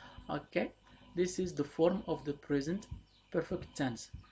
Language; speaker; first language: English; non-native, fluent; Arabic